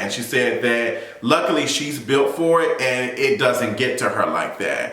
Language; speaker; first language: English; native; English